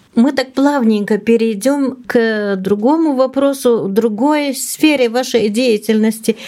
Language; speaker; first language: Russian; native; Russian